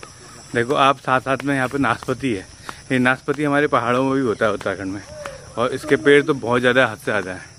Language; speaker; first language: Hindi; native; Hindi